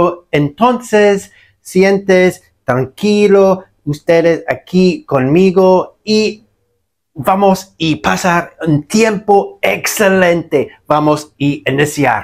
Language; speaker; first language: Spanish; non-native, learner; English